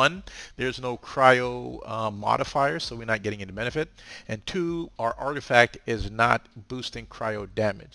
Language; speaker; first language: English; native; English